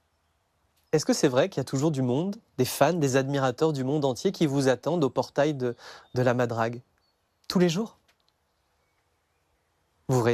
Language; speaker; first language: French; native; French